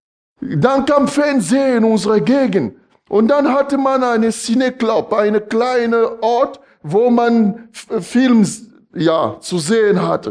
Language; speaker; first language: German; non-native, fluent; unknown